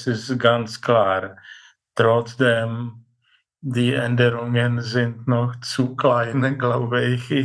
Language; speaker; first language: German; non-native, fluent; Czech